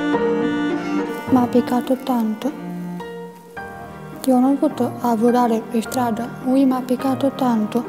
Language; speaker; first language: Italian; non-native, learner; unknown